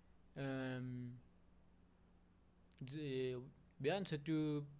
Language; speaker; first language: French; non-native, learner; Spanish